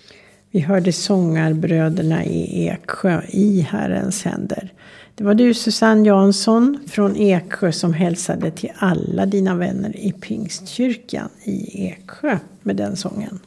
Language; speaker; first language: Swedish; native; Swedish